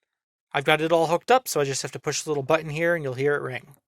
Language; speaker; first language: English; native; English